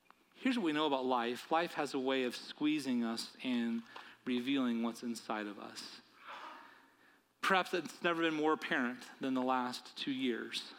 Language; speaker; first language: English; native; English